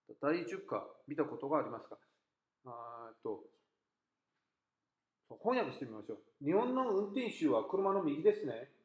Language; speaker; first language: Japanese; non-native, fluent; Korean